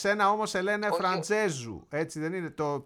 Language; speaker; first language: Greek; native; Greek